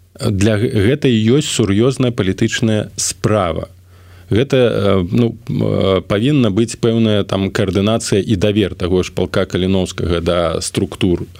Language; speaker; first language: Belarusian; non-native, local second language; Russian